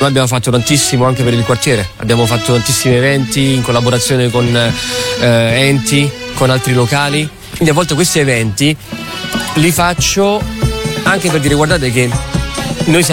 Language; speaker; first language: Italian; early bilingual, other home language; Arabic